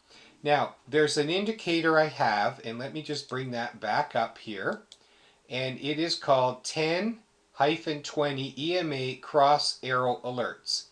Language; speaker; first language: English; native; English